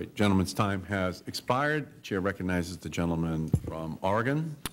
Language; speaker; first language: English; native; English